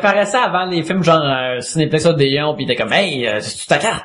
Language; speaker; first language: French; native; French